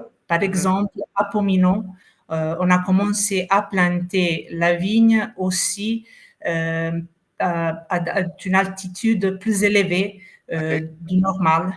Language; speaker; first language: French; non-native, fluent; Italian